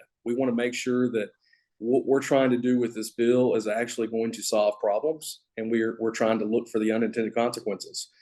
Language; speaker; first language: English; native; English